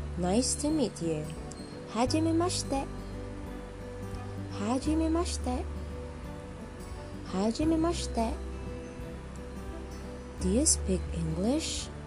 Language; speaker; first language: Japanese; non-native, learner; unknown